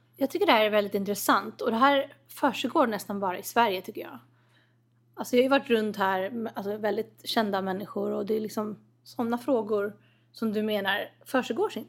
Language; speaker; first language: Swedish; native; Swedish